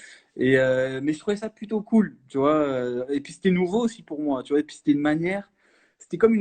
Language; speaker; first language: French; native; French